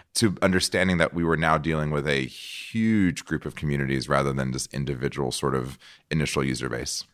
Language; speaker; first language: English; non-native, fluent; Portuguese